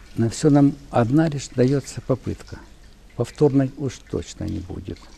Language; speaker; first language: Russian; non-native, local second language; Ukrainian